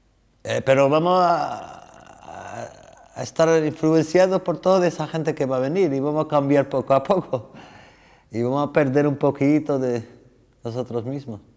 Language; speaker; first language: Spanish; non-native, fluent; Arabic